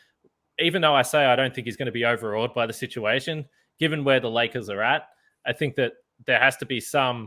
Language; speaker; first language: English; native; English